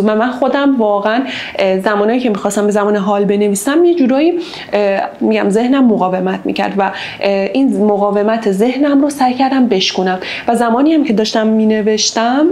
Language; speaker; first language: Persian; native; Persian